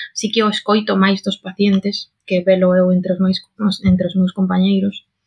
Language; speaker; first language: Galician; non-native, local second language; Spanish